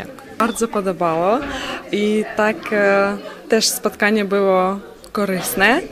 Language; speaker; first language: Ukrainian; non-native, learner; Polish